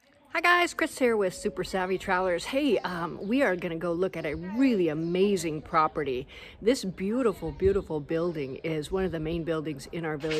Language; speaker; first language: English; native; English